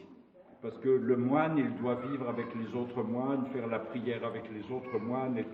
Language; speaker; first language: French; non-native, local second language; Arabic